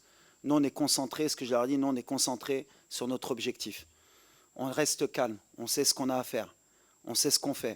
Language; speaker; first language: French; native; French